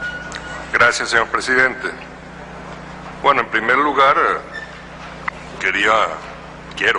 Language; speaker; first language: Spanish; native; Spanish